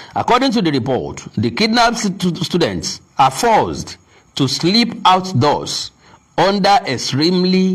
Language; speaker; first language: English; non-native, local second language; Yoruba